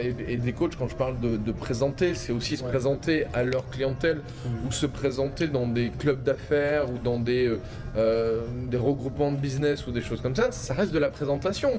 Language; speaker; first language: French; native; French